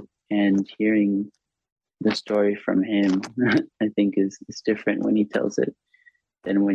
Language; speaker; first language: English; non-native, fluent; Hebrew